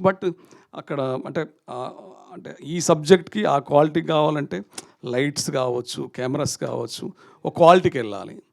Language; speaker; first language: Telugu; native; Telugu